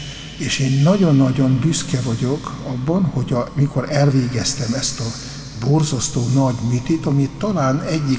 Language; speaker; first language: Hungarian; non-native, fluent; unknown